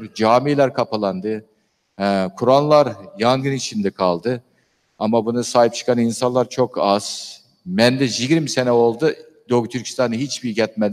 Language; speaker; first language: Turkish; non-native, learner; Uyghur